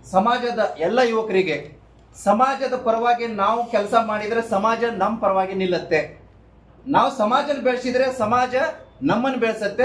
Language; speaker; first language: Kannada; non-native, local second language; Lambadi